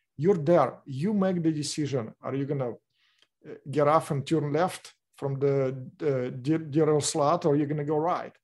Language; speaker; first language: English; non-native, fluent; Russian